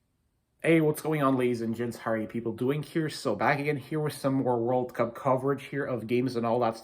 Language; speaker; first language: English; native; English